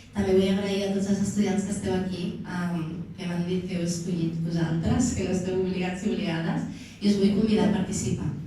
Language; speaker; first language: Catalan; early bilingual, other home language; Arabic